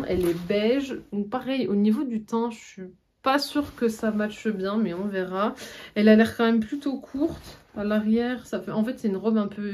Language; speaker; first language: French; native; French